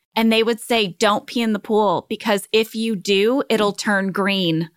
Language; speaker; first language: English; native; English